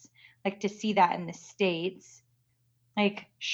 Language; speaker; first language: English; native; English